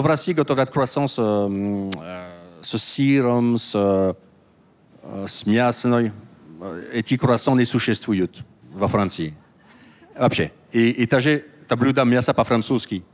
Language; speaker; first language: Russian; non-native, learner; French